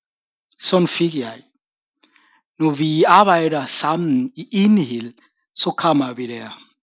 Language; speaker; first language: Danish; non-native, fluent; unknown